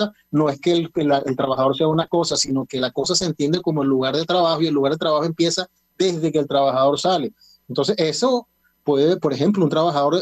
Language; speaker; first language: Spanish; native; Spanish